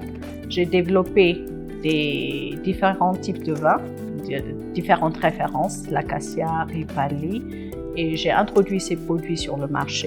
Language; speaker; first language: French; non-native, fluent; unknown